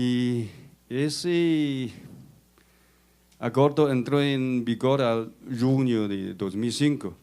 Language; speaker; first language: Spanish; non-native, fluent; Chinese